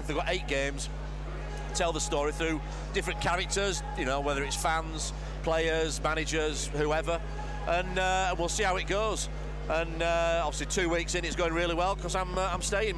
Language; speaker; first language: English; native; English